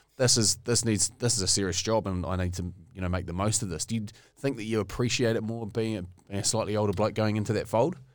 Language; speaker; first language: English; native; English